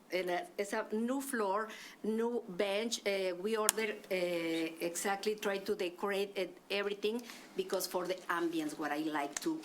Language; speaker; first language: English; non-native, learner; Spanish